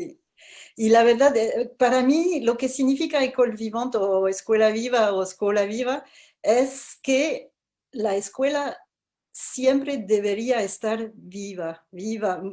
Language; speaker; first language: Spanish; non-native, fluent; French